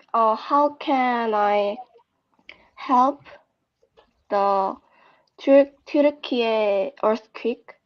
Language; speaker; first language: English; non-native, learner; Korean